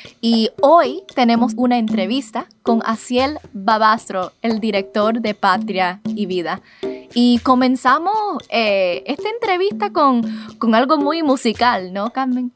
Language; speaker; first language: Spanish; early bilingual, heritage; Spanish